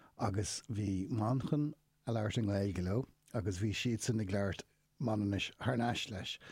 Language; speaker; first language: Irish; native; Irish